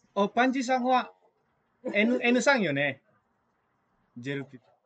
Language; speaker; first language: Japanese; non-native, fluent; Indonesian